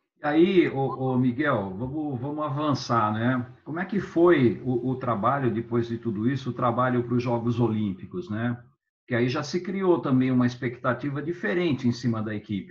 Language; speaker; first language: Portuguese; native; Portuguese